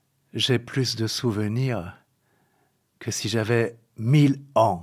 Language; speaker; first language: French; native; French